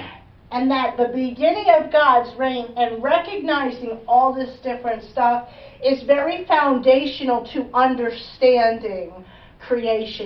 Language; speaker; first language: English; native; English